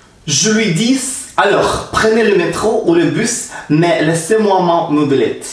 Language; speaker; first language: French; non-native, learner; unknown